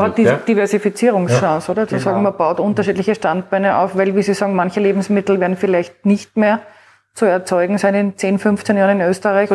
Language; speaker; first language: German; native; German